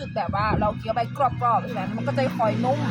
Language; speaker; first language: Thai; native; Thai